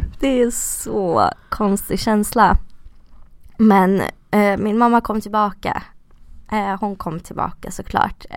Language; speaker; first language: Swedish; early bilingual, other home language; Russian